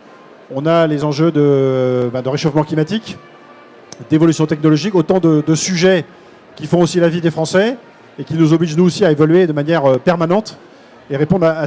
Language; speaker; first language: French; native; French